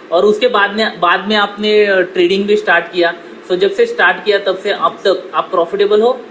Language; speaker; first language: Hindi; non-native, local second language; Marathi